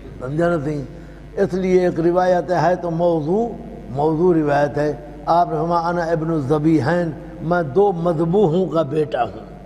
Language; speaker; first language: Urdu; non-native, local second language; Saraiki